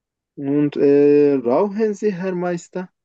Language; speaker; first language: German; non-native, fluent; Turkish